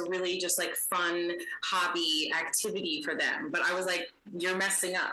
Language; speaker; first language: English; native; English